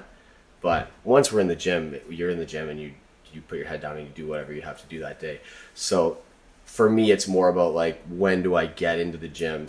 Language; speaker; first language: English; native; English